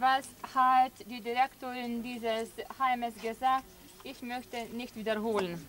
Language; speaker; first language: German; non-native, fluent; Lithuanian